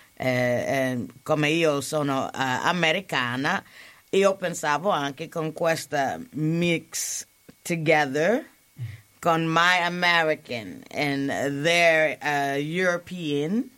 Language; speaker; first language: Italian; non-native, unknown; English